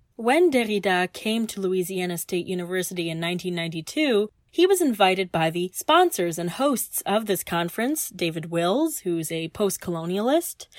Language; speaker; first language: English; native; English